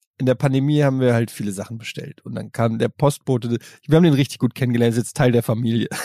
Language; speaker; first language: German; native; German